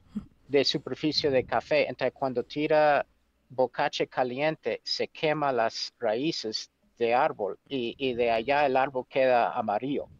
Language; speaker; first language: Spanish; non-native, fluent; English